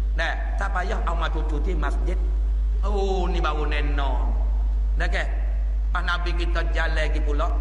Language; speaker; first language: Malay; native; Malay